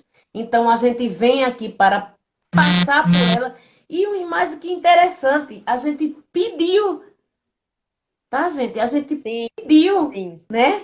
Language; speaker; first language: Portuguese; native; Portuguese